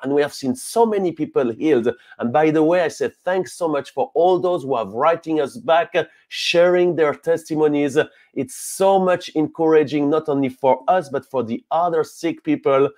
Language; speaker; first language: English; non-native, fluent; French